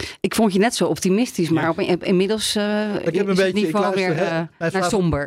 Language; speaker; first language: Dutch; native; Dutch